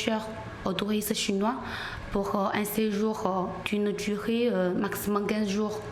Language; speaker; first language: French; non-native, learner; Chinese